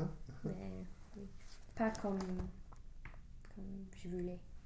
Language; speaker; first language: French; non-native, learner; English